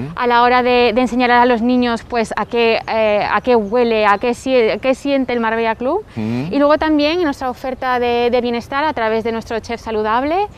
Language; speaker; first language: Spanish; non-native, fluent; French